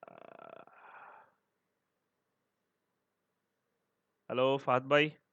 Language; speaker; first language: English; non-native, learner; Bangla